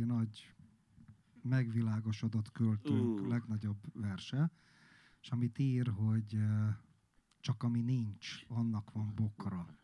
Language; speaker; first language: Hungarian; native; Hungarian